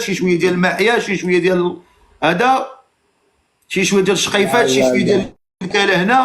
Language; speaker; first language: Arabic; native; Arabic